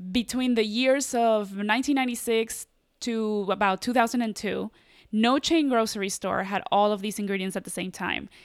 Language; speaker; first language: English; early bilingual, other home language; Spanish